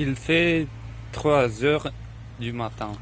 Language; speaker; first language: French; non-native, learner; Russian